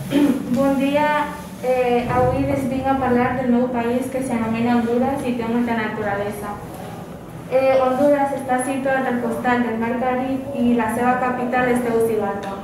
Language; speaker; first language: Catalan; non-native, learner; Spanish